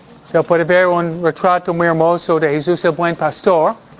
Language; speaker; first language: Spanish; native; Spanish